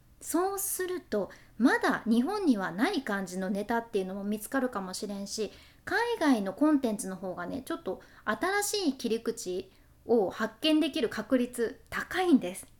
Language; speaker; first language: Japanese; native; Japanese